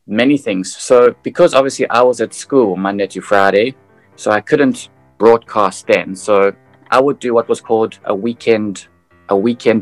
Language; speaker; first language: English; native; English